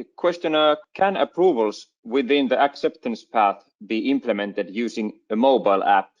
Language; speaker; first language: English; non-native, fluent; Finnish